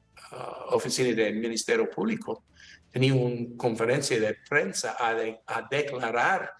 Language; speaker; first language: Spanish; non-native, learner; English